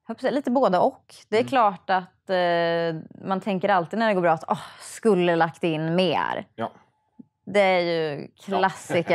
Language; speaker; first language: Swedish; native; Swedish